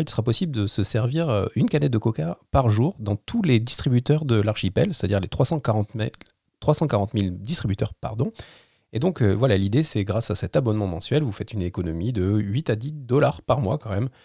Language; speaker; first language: French; native; French